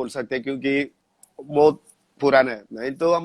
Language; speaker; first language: Hindi; non-native, local second language; Malayalam